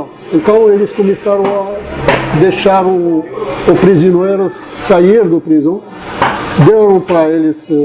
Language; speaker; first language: Portuguese; non-native, fluent; Arabic